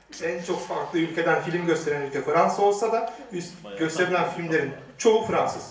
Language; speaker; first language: Turkish; native; Turkish